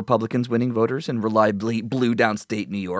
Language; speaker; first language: English; native; English